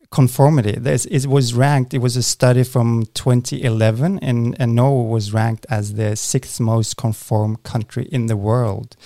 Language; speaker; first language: English; non-native, fluent; Norwegian